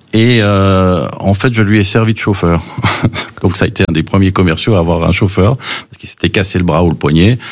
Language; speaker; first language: French; early bilingual, other home language; English